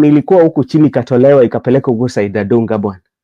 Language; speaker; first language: Swahili; non-native, local second language; Luo (Kenya and Tanzania)